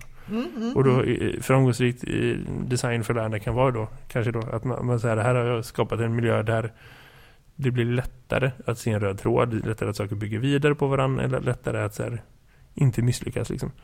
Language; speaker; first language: Swedish; native; Swedish